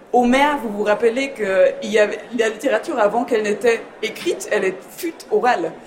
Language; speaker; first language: French; non-native, fluent; German